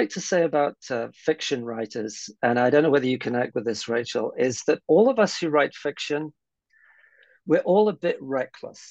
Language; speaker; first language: English; native; English